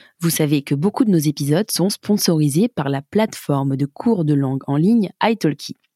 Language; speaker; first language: French; native; French